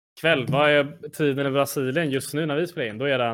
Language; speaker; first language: Swedish; native; Swedish